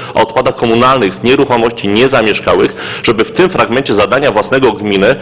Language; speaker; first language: Polish; native; Polish